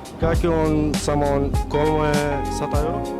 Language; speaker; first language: Finnish; non-native, learner; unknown